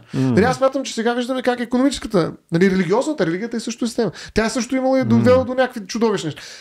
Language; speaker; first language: Bulgarian; native; Bulgarian